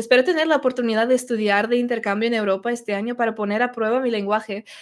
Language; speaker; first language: Spanish; non-native, fluent; Russian